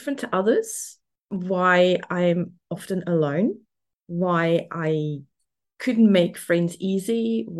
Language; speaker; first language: English; non-native, fluent; German